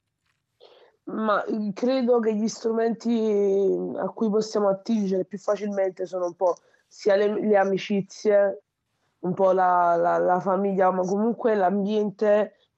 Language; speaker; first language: Italian; early bilingual, other home language; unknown